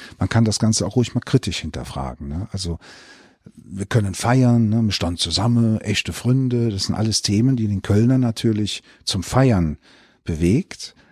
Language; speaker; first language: German; native; German